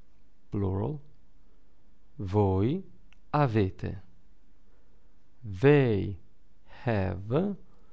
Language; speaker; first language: Italian; non-native, fluent; English